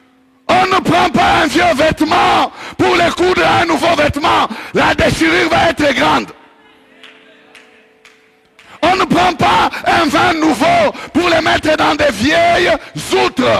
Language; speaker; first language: French; non-native, local second language; Swahili